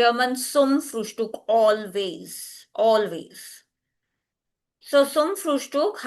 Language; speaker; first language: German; non-native, fluent; Hindi